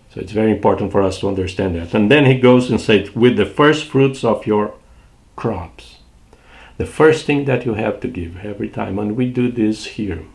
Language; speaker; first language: English; non-native, fluent; Portuguese